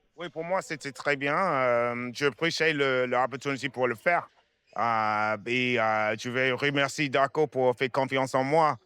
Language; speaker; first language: French; non-native, fluent; English